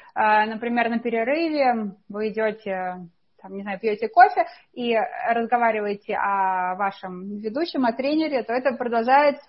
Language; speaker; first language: Russian; native; Russian